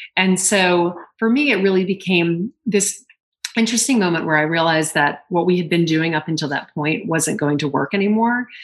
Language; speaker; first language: English; native; English